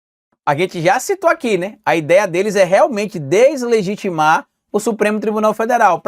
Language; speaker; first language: Portuguese; native; Portuguese